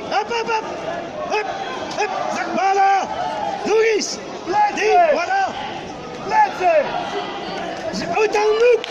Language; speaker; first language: Dutch; native; Dutch